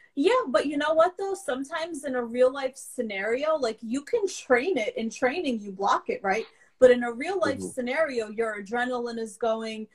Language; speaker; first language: English; early bilingual, other home language; Russian